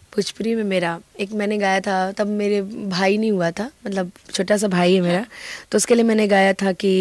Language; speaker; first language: Hindi; native; Hindi